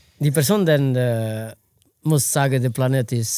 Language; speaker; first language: German; non-native, learner; Portuguese